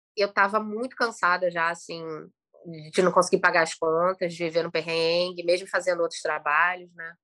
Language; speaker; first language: Portuguese; native; Portuguese